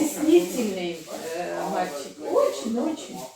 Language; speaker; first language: Russian; non-native, fluent; Armenian